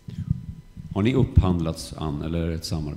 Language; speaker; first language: Swedish; native; Swedish